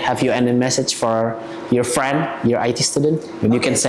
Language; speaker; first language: English; non-native, learner; Indonesian